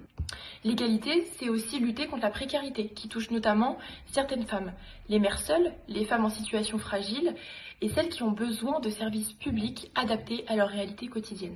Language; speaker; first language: French; native; French